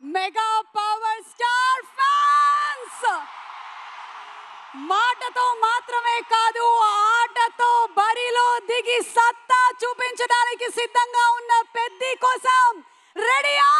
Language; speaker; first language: Telugu; native; Telugu